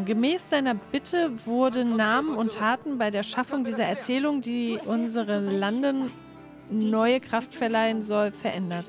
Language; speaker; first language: German; native; German